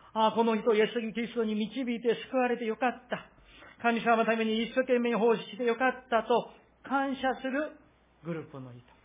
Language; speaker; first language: Japanese; non-native, fluent; Korean